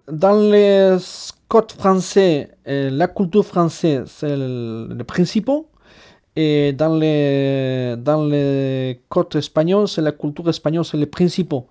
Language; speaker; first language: French; non-native, fluent; Basque